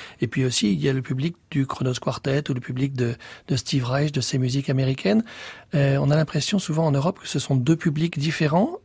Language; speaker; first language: French; native; French